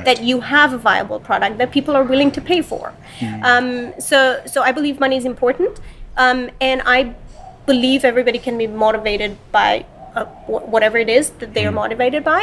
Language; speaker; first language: English; non-native, fluent; Romanian